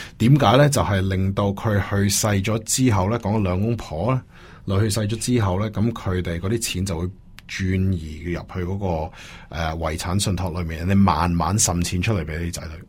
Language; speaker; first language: Cantonese; early bilingual, heritage; Cantonese